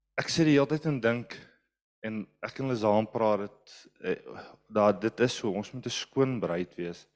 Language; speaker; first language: Afrikaans; non-native, local second language; English